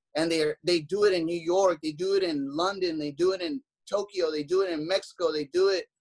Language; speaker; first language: English; native; English